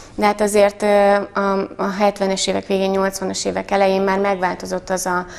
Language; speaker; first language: Hungarian; native; Hungarian